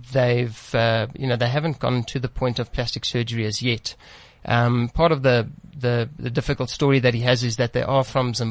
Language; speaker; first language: English; native; English